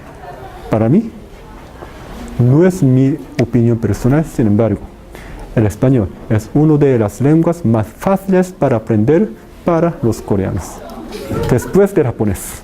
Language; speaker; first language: Spanish; non-native, fluent; Korean